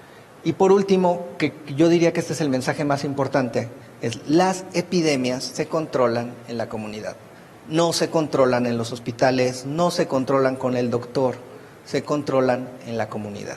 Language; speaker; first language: Spanish; native; Spanish